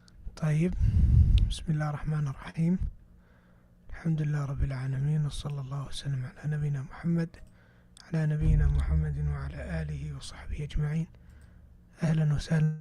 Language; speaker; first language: Arabic; non-native, fluent; English